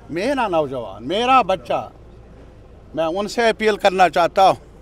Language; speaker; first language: Urdu; native; Urdu